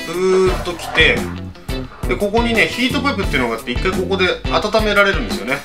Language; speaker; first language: Japanese; native; Japanese